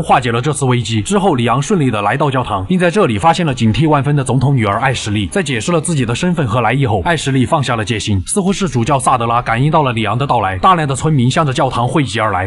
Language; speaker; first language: Chinese; native; Chinese